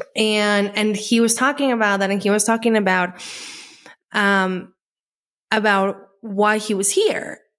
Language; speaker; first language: English; non-native, fluent; Spanish